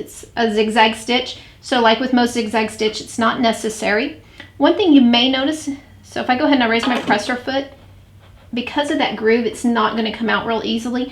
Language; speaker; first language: English; native; English